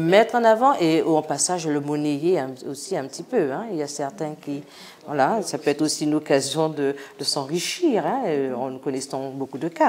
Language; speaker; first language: French; native; French